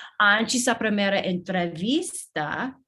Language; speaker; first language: Portuguese; non-native, learner; English